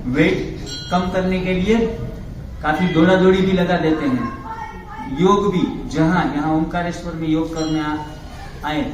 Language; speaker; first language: Hindi; non-native, local second language; Gujarati